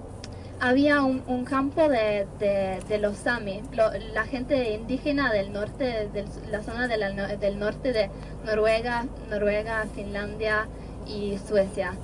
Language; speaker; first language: Spanish; non-native, fluent; Norwegian